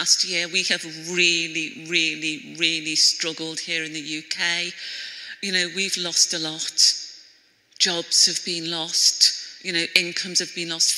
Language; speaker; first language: English; native; English